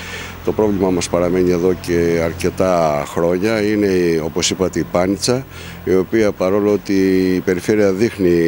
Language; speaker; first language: Greek; native; Greek